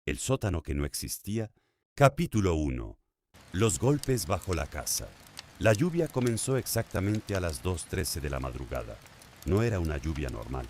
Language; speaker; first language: Spanish; native; Spanish